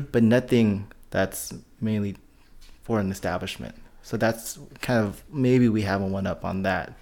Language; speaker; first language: English; early bilingual, other home language; Filipino